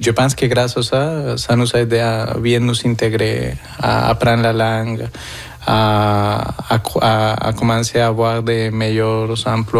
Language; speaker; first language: French; non-native, fluent; Spanish